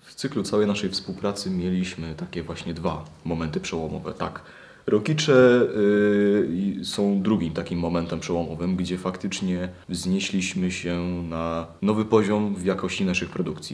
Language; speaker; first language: Polish; native; Polish